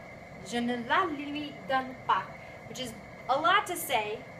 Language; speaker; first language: French; non-native, fluent; English